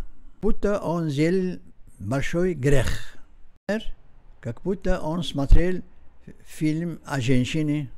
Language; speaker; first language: Russian; non-native, learner; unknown